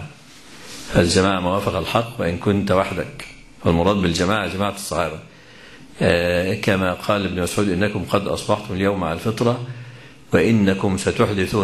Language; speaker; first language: Arabic; native; Arabic